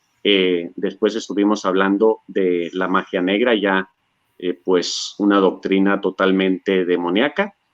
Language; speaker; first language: Spanish; native; Spanish